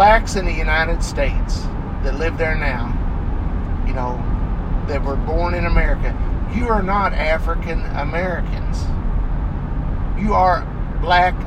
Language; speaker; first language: English; native; English